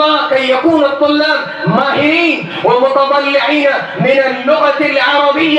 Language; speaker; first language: Arabic; non-native, fluent; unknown